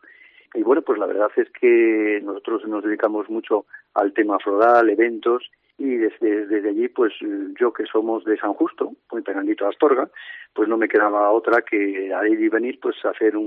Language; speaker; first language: Spanish; native; Spanish